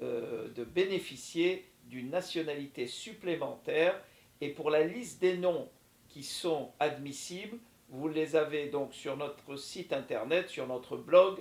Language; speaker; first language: French; native; French